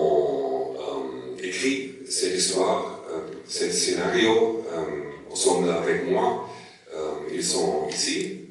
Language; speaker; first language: French; non-native, learner; German